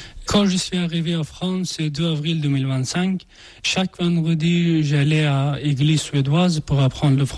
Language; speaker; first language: French; non-native, learner; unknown